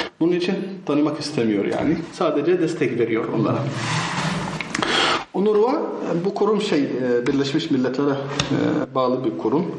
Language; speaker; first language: Turkish; non-native, fluent; Arabic